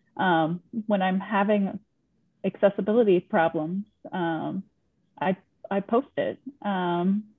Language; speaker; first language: English; native; English